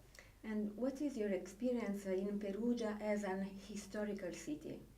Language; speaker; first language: English; non-native, fluent; Italian